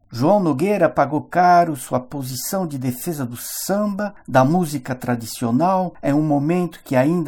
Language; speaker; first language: Portuguese; non-native, fluent; French